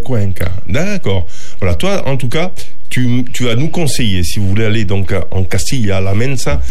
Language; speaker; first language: French; native; French